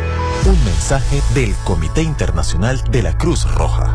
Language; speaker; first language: Spanish; native; Spanish